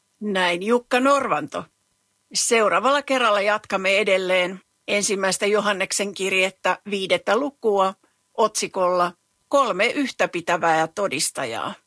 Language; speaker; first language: Finnish; native; Finnish